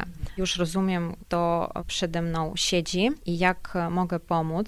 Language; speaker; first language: Polish; non-native, fluent; Ukrainian